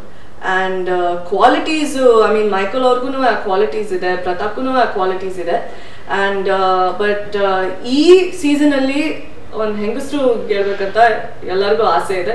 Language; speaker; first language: Kannada; non-native, fluent; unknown